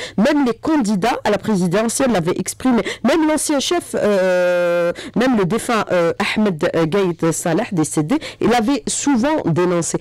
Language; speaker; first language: French; non-native, local second language; Arabic